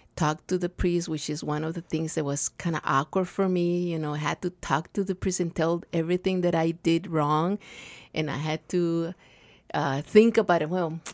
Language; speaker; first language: English; non-native, fluent; Spanish